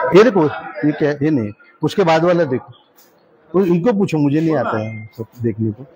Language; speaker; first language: Hindi; non-native, local second language; Marathi